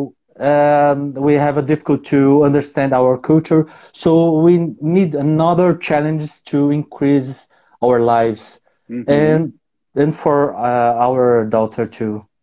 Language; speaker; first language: English; non-native, learner; Portuguese